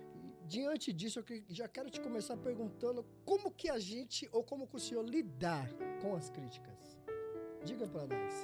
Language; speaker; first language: Portuguese; native; Portuguese